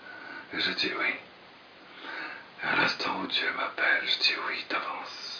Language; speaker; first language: French; native; French